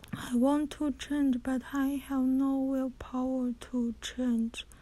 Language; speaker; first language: English; non-native, learner; Chinese